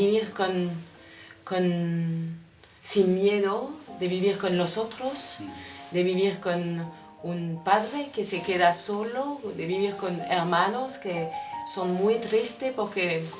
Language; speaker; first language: Spanish; non-native, learner; French